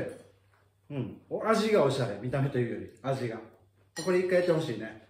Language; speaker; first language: Japanese; native; Japanese